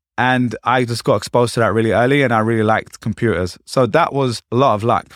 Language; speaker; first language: English; native; English